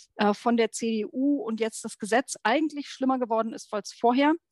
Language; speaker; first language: German; native; German